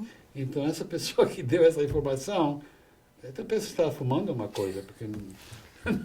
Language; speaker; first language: Portuguese; non-native, fluent; English